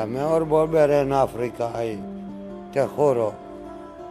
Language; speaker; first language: Spanish; non-native, learner; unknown